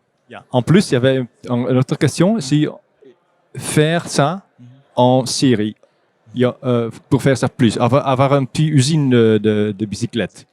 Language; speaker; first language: French; non-native, fluent; Dutch